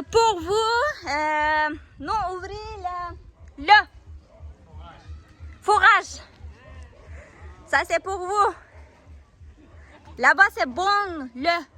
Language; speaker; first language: French; non-native, learner; Kazakh